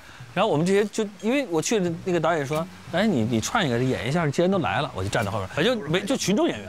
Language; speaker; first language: Chinese; native; Chinese